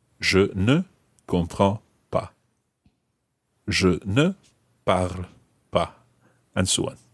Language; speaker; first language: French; non-native, fluent; English